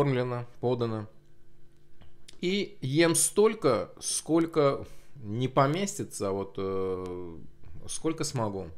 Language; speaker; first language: Russian; non-native, local second language; Azerbaijani